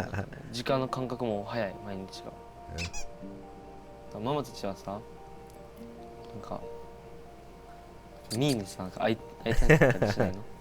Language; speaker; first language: Japanese; native; Japanese